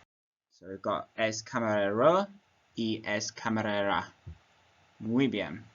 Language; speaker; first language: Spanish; non-native, learner; English